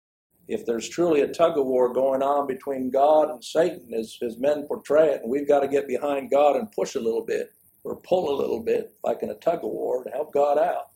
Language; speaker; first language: English; native; English